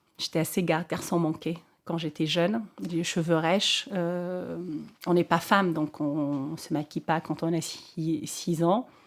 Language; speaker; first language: French; non-native, local second language; Arabic